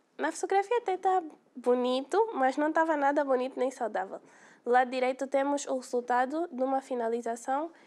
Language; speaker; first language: Portuguese; native; Portuguese